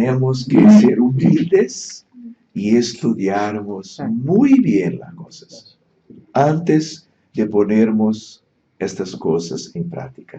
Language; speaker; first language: Spanish; non-native, fluent; Portuguese